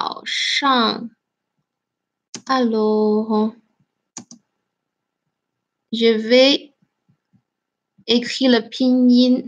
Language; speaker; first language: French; non-native, fluent; Chinese